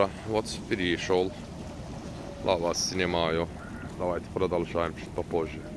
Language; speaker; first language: Russian; non-native, learner; Turkish